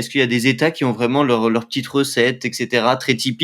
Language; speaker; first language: French; native; French